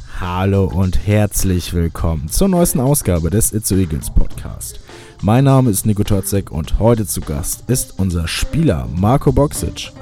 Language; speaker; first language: German; native; German